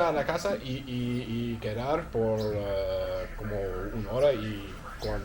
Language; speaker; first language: Spanish; non-native, learner; English